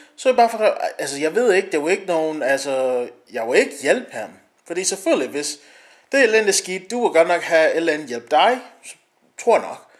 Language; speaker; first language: Danish; non-native, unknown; English